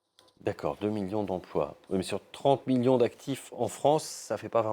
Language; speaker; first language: French; native; French